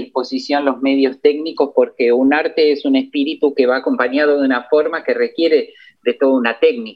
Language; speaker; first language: Spanish; native; Spanish